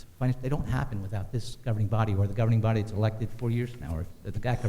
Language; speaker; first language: English; native; English